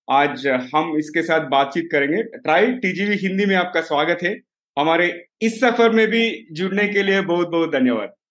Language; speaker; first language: Hindi; non-native, local second language; Telugu